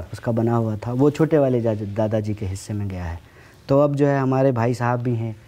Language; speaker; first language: Hindi; native; Hindi